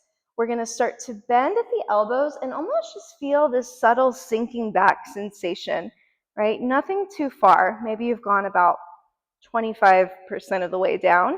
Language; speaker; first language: English; native; English